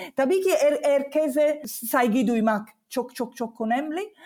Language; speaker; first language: Turkish; non-native, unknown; Italian